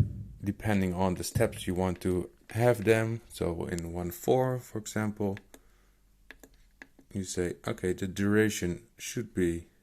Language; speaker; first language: English; non-native, fluent; Dutch